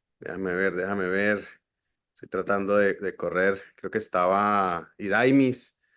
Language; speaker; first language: Spanish; native; Spanish